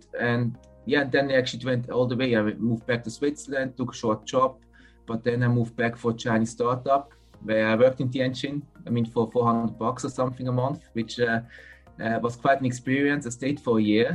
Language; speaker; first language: English; non-native, fluent; German